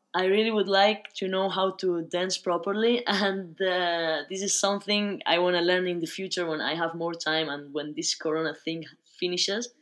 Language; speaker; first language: English; non-native, fluent; Spanish